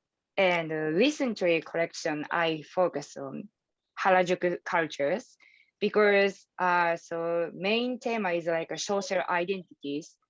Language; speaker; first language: English; non-native, learner; Japanese